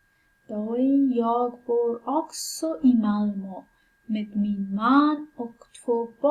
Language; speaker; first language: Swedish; non-native, fluent; Pashto